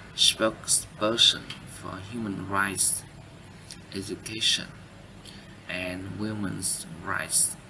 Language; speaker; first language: English; non-native, learner; Vietnamese